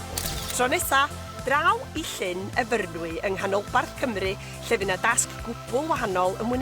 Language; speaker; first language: Welsh; native; Welsh